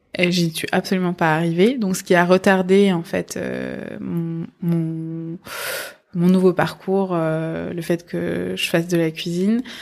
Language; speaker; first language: French; early bilingual, other home language; Persian